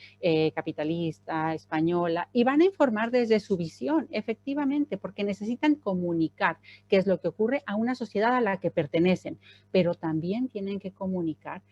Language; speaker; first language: Spanish; native; Spanish